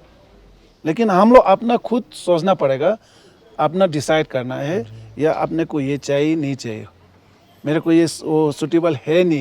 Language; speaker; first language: Hindi; non-native, local second language; Ladakhi